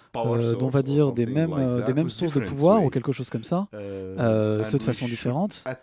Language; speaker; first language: French; non-native, fluent; Arabic